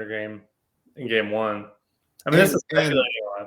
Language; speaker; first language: English; native; English